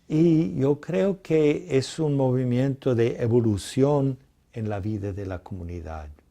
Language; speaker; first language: Spanish; non-native, fluent; English